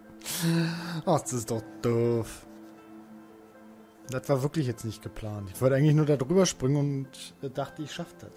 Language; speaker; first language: German; native; German